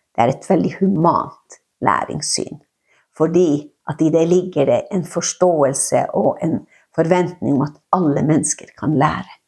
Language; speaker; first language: Norwegian; non-native, local second language; Northern Sami